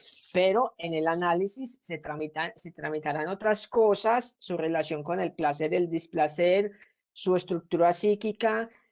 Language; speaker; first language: Spanish; native; Spanish